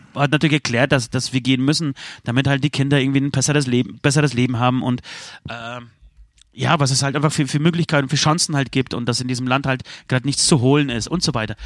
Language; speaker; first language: German; early bilingual, other home language; Polish